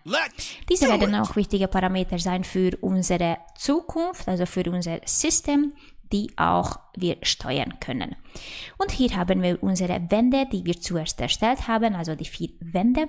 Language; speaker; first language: German; non-native, fluent; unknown